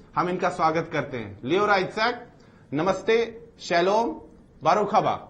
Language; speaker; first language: Hindi; native; Hindi